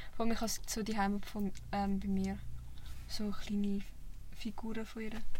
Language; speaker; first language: German; early bilingual, other home language; Vietnamese